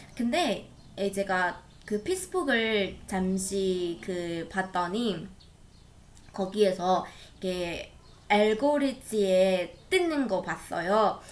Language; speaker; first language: Korean; non-native, fluent; Burmese